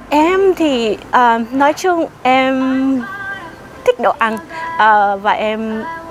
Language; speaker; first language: Vietnamese; early bilingual, other home language; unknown